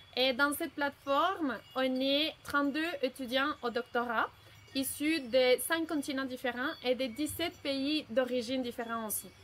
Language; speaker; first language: French; non-native, fluent; Spanish